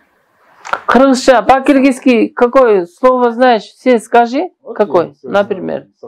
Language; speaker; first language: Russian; non-native, local second language; Kyrgyz